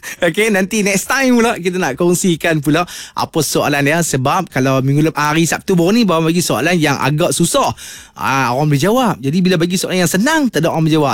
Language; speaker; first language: Malay; native; Malay